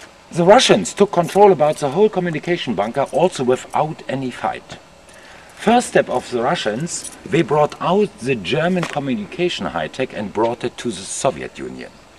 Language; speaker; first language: English; non-native, fluent; German